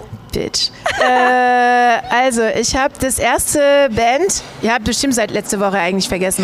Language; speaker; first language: German; non-native, fluent; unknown